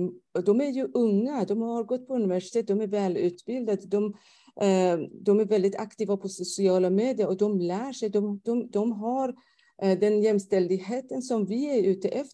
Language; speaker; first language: Swedish; non-native, fluent; Persian